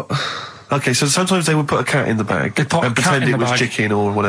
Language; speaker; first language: English; native; English